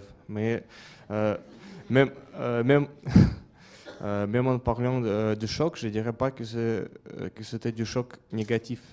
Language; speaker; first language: French; non-native, fluent; Russian